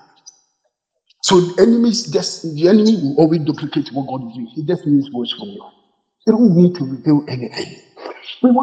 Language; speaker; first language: English; non-native, local second language; Akan